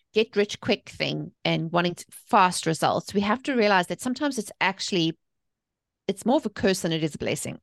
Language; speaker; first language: English; native; English